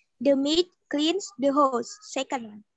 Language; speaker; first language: English; non-native, learner; Indonesian